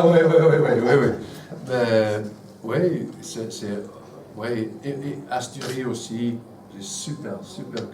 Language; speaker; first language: French; non-native, fluent; English